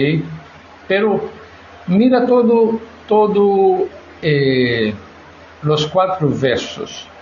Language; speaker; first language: Spanish; non-native, fluent; Portuguese